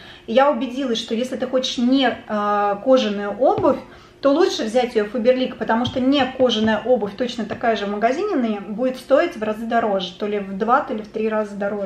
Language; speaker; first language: Russian; native; Russian